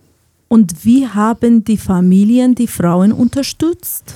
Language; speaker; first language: German; non-native, fluent; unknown